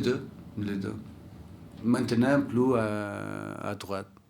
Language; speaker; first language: French; non-native, learner; Portuguese